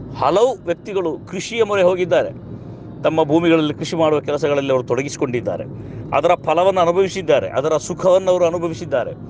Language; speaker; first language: Kannada; non-native, local second language; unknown